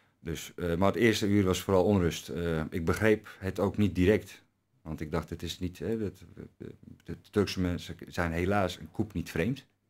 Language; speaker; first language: Dutch; early bilingual, other home language; Turkish